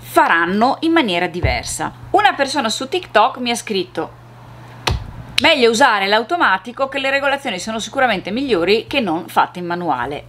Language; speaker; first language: Italian; native; Italian